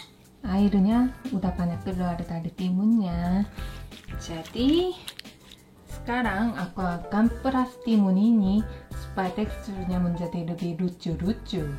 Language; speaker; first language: Indonesian; non-native, fluent; Korean